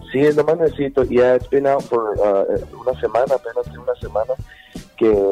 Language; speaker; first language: Spanish; early bilingual, heritage; Spanish